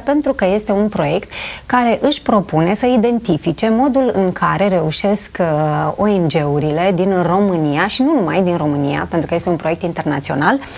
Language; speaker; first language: Romanian; native; Romanian